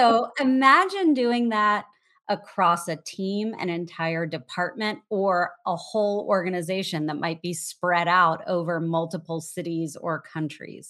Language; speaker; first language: English; native; English